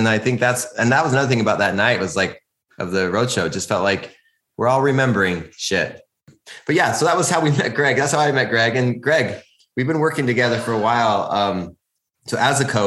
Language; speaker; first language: English; native; English